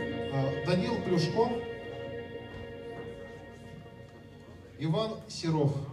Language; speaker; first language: Russian; native; Russian